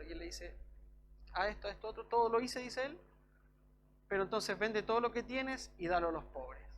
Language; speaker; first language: Spanish; native; Spanish